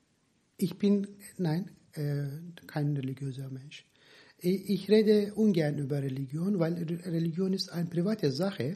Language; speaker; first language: German; non-native, fluent; Turkish